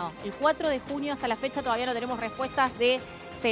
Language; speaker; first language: Spanish; native; Spanish